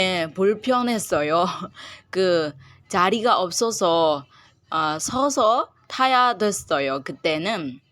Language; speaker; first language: Korean; non-native, learner; Burmese